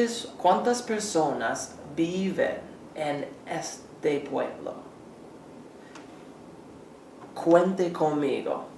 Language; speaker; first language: Spanish; non-native, fluent; English